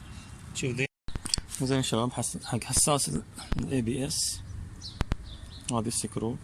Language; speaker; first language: Arabic; native; Arabic